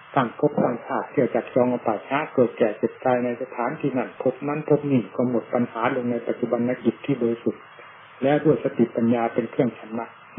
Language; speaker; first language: Thai; native; Thai